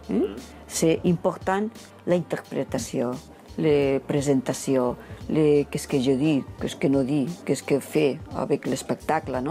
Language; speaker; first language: French; non-native, learner; Catalan